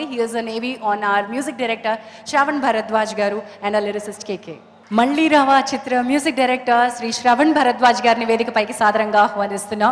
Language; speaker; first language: Telugu; native; Telugu